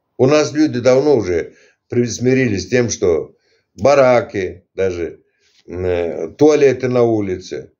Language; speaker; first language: Russian; non-native, local second language; Turkmen